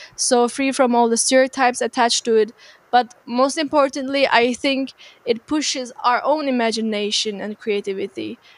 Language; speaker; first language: English; non-native, fluent; Turkish